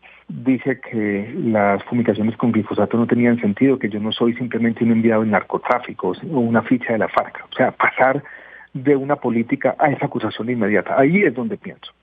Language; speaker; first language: Spanish; native; Spanish